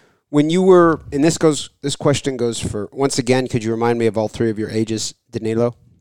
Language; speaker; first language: English; native; English